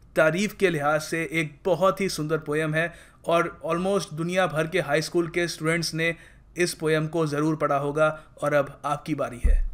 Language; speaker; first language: Hindi; native; Hindi